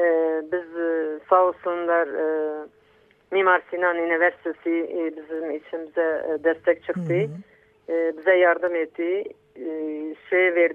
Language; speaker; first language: Turkish; non-native, local second language; Kurdish